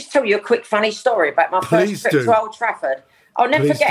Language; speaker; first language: English; native; English